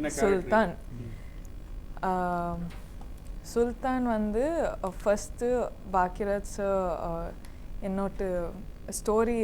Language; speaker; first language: Tamil; non-native, learner; Kodava